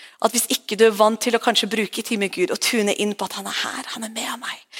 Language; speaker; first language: Norwegian; native; Norwegian